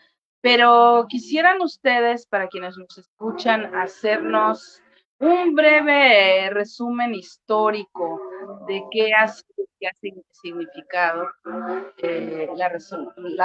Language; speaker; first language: Spanish; native; Spanish